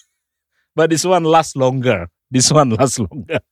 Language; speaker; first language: English; non-native, fluent; Indonesian